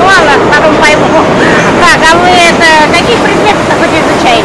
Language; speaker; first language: Russian; native; Russian